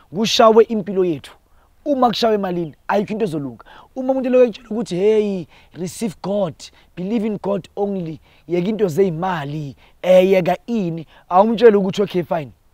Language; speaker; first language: Zulu; non-native, local second language; Northern Sotho